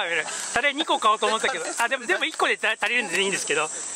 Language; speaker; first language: Japanese; native; Japanese